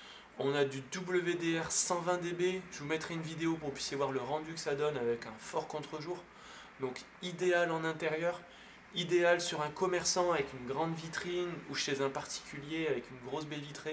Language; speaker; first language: French; native; French